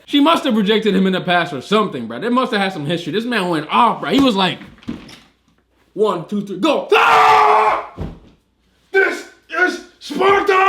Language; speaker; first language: English; native; English